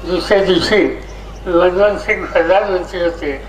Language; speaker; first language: Hindi; non-native, local second language; Marathi